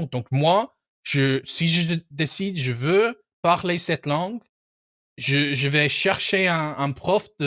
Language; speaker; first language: French; non-native, fluent; English